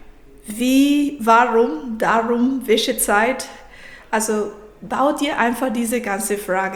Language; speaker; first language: German; non-native, fluent; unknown